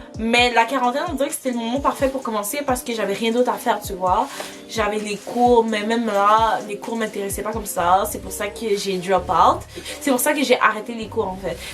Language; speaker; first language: French; early bilingual, other home language; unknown